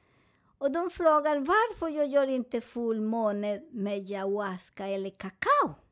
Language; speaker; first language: Swedish; non-native, learner; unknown